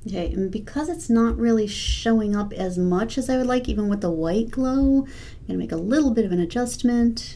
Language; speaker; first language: English; native; English